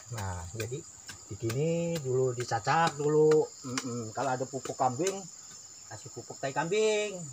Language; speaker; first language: Indonesian; non-native, local second language; Javanese